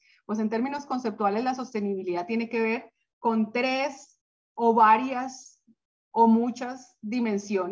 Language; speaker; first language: Spanish; native; Spanish